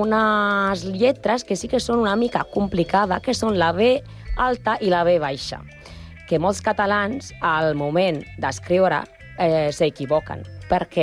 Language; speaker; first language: Catalan; non-native, learner; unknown